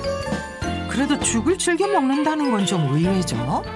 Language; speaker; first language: Korean; native; Korean